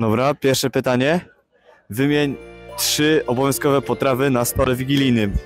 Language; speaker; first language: Polish; native; Polish